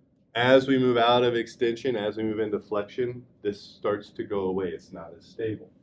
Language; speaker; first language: English; native; English